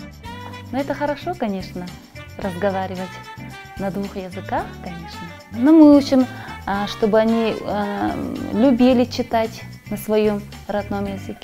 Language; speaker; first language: Russian; non-native, local second language; Yakut